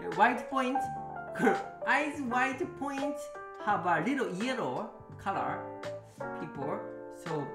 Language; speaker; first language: English; non-native, learner; Japanese